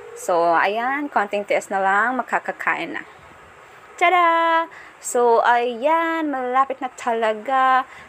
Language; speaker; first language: Filipino; non-native, local second language; Cebuano